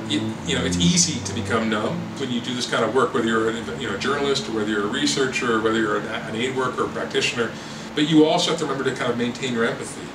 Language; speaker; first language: English; native; English